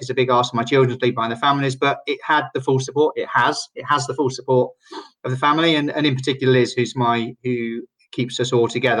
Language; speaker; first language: English; native; English